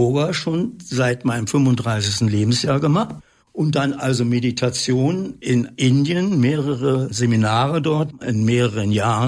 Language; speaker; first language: German; native; German